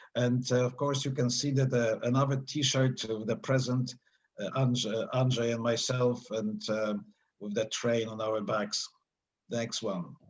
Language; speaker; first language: English; non-native, fluent; Polish